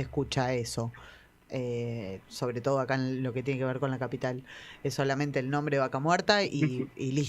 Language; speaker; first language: Spanish; native; Spanish